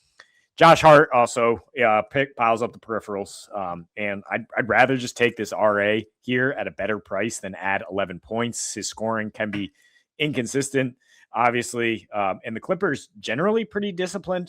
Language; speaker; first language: English; native; English